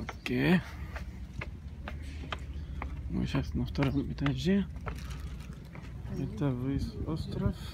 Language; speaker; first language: Russian; non-native, learner; Arabic